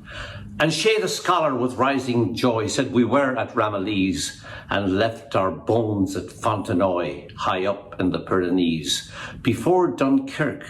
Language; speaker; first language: English; native; English